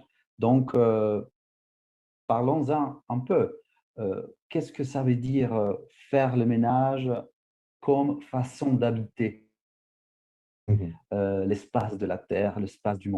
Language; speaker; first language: French; non-native, fluent; Spanish